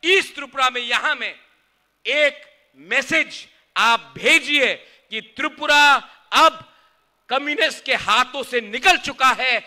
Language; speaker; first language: Hindi; non-native, local second language; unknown